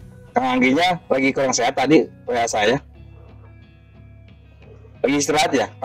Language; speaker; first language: Indonesian; native; Indonesian